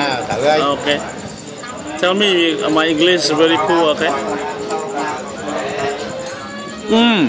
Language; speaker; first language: English; non-native, learner; Khmer